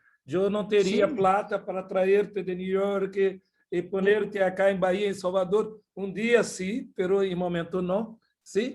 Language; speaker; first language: Spanish; non-native, learner; Portuguese